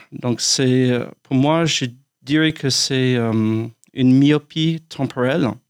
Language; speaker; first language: French; non-native, fluent; English